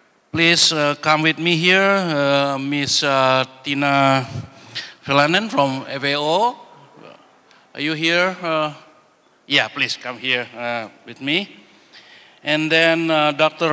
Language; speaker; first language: English; non-native, fluent; Indonesian